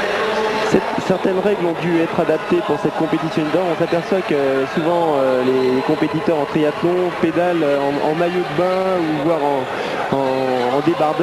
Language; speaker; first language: French; native; French